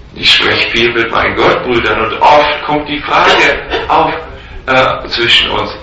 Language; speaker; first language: German; native; German